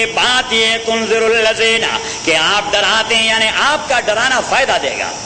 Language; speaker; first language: Urdu; non-native, local second language; Pashto